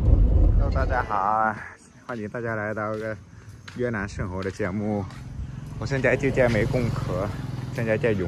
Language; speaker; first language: Chinese; non-native, fluent; Vietnamese